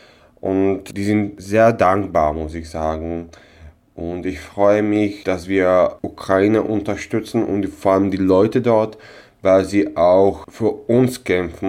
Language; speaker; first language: German; non-native, local second language; Slovak